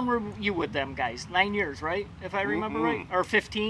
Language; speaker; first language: English; native; English